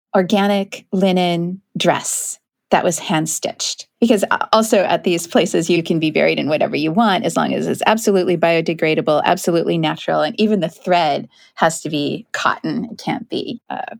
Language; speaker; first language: English; native; English